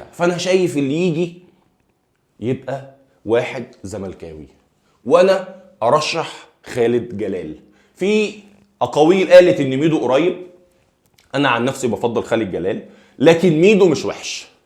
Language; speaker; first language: Arabic; native; Arabic